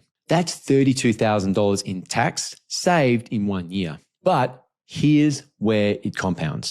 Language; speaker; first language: English; native; English